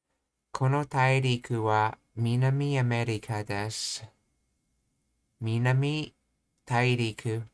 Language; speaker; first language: Japanese; non-native, learner; English